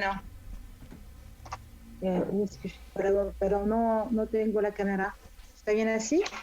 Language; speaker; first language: Spanish; non-native, fluent; French